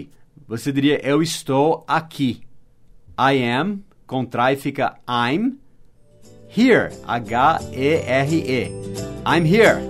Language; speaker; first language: Portuguese; non-native, fluent; English